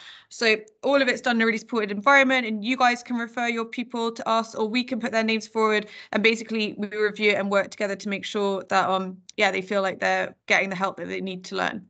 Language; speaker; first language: English; native; English